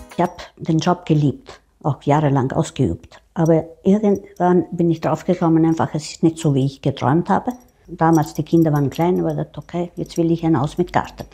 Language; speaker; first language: German; non-native, fluent; Italian